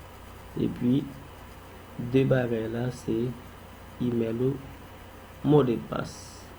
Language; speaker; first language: French; non-native, learner; Haitian Creole